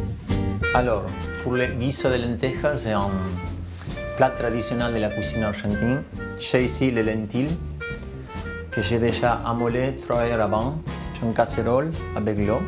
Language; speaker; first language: French; non-native, fluent; Spanish